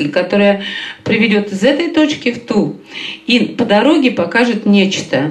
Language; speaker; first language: Russian; native; Russian